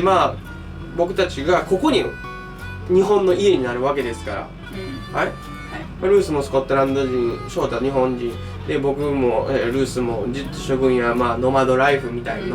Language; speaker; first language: Japanese; native; Japanese